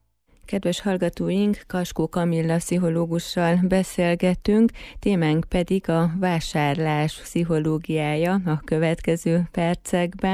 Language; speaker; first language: Hungarian; native; Hungarian